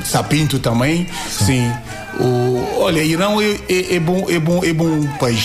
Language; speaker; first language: Portuguese; non-native, learner; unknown